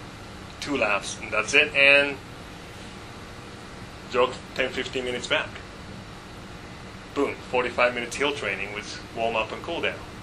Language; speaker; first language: English; non-native, fluent; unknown